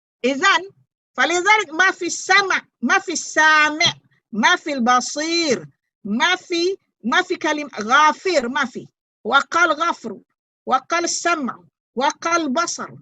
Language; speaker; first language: Arabic; non-native, fluent; Malay